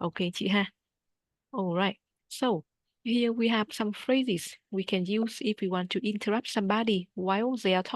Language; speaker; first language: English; non-native, fluent; Vietnamese